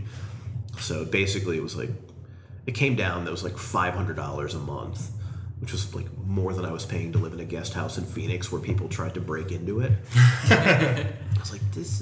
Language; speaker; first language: English; native; English